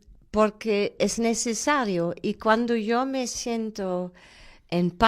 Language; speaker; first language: Spanish; non-native, fluent; German